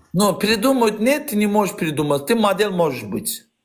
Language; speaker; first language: Russian; non-native, learner; Azerbaijani